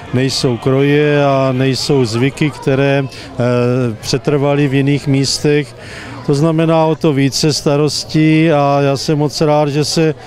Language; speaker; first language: Czech; native; Czech